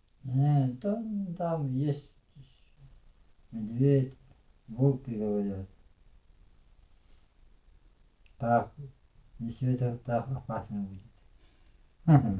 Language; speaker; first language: Russian; non-native, local second language; Yakut